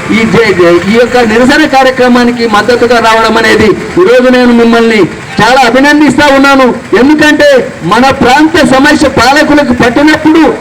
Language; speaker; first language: Telugu; native; Telugu